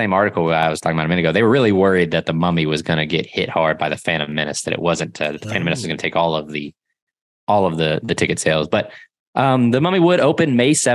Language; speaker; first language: English; native; English